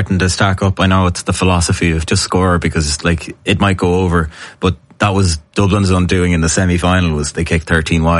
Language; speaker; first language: English; native; English